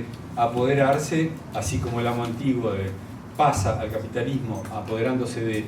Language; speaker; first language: Spanish; native; Spanish